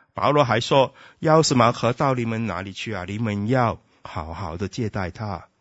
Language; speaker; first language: Chinese; non-native, local second language; Cantonese